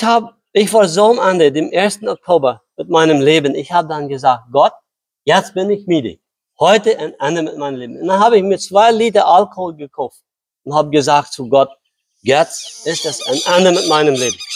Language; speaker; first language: German; early bilingual, heritage; Low German